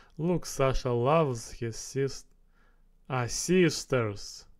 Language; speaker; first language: English; non-native, learner; Russian